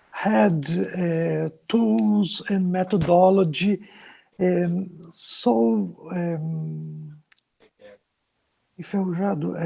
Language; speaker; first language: English; non-native, learner; Portuguese